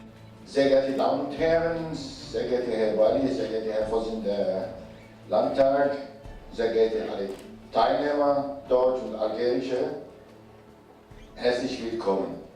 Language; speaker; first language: German; non-native, fluent; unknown